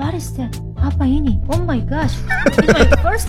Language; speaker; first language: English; non-native, learner; Korean